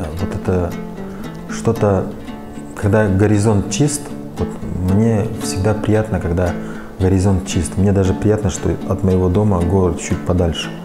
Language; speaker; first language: Russian; non-native, local second language; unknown